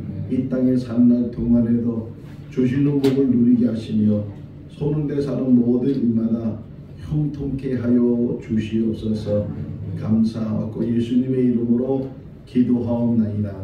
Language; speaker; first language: Korean; native; Korean